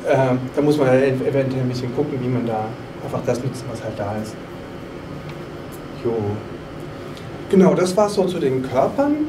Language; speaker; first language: German; native; German